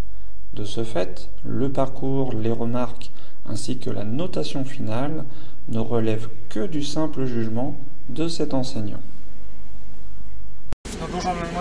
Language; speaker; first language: French; native; French